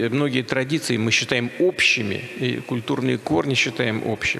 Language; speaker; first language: Russian; native; Russian